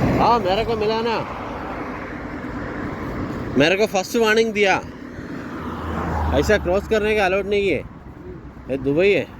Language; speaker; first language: Hindi; non-native, local second language; Malayalam